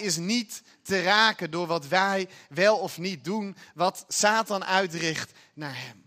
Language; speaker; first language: Dutch; native; Dutch